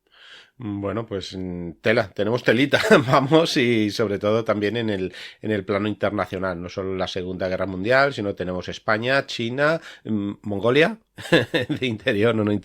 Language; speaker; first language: Spanish; native; Spanish